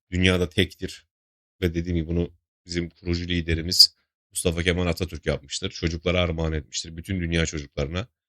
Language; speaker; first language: Turkish; native; Turkish